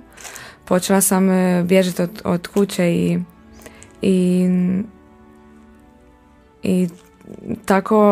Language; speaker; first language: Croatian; non-native, local second language; Hungarian